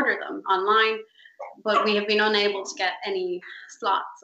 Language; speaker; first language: English; native; English